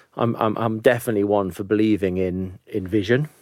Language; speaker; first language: English; native; English